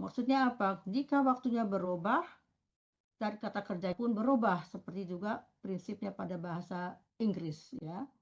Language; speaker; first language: Indonesian; native; Indonesian